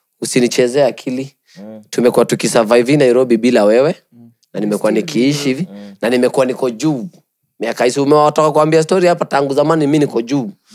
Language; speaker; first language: Swahili; native; Swahili